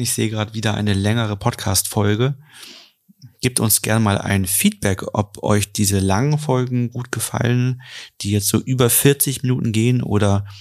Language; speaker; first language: German; native; German